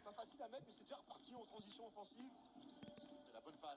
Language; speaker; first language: French; native; French